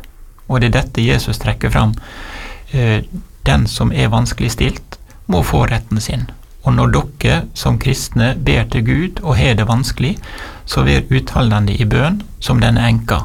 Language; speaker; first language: Norwegian; native; Norwegian